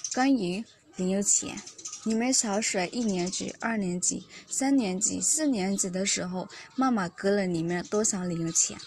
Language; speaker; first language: Chinese; non-native, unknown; Burmese